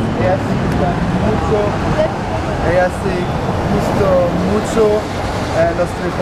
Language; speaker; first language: Spanish; non-native, learner; German